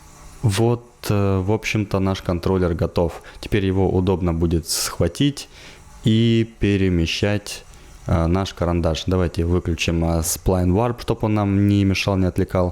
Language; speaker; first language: Russian; native; Russian